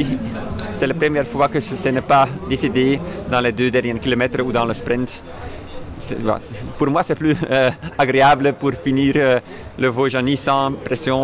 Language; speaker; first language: French; non-native, fluent; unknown